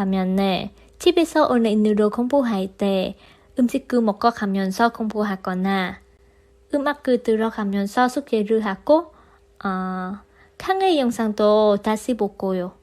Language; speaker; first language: Korean; non-native, learner; Vietnamese